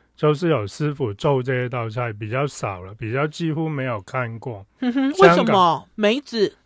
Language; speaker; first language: Chinese; non-native, local second language; Cantonese